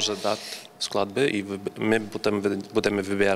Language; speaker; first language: Czech; non-native, learner; Polish